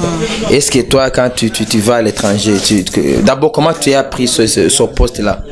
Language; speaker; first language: French; non-native, local second language; Rundi